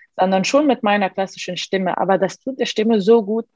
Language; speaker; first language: German; non-native, fluent; Arabic